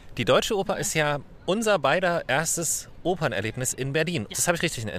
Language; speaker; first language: German; native; German